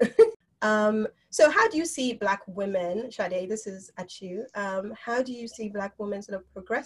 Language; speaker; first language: English; non-native, local second language; Yoruba